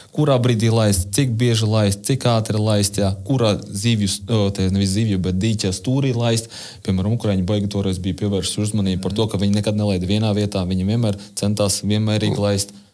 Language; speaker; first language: Latvian; non-native, local second language; Russian